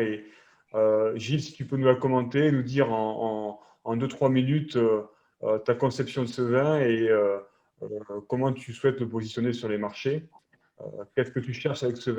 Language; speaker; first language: French; native; French